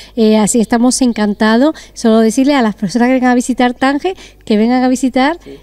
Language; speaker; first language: Spanish; native; Spanish